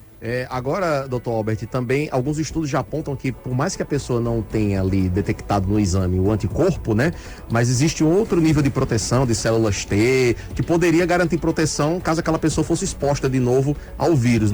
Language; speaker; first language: Portuguese; native; Portuguese